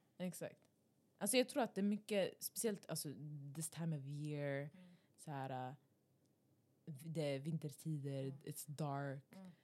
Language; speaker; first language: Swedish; early bilingual, other home language; Arabic